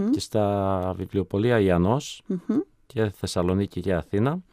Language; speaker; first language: Greek; early bilingual, other home language; Czech